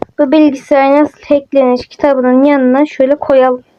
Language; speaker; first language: Turkish; native; Turkish